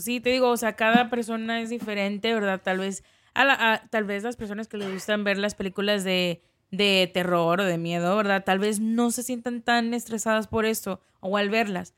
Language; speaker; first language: Spanish; native; Spanish